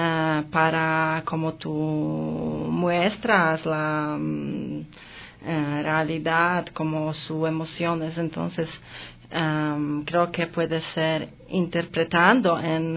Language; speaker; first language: Spanish; non-native, learner; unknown